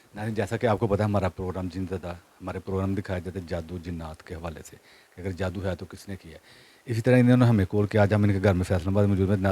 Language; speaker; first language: Hindi; non-native, local second language; Punjabi